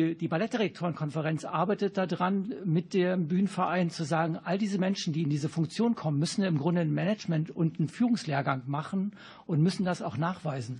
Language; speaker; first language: German; native; German